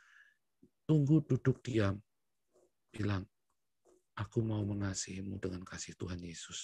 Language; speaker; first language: Indonesian; native; Indonesian